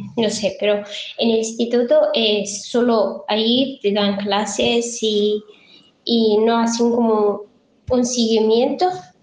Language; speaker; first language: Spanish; non-native, fluent; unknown